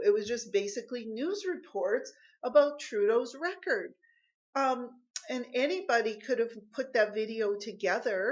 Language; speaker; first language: English; native; English